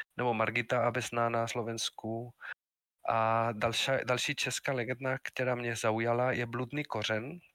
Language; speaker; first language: Czech; non-native, fluent; Spanish